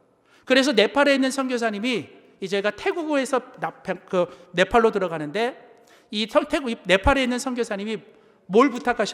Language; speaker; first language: Korean; native; Korean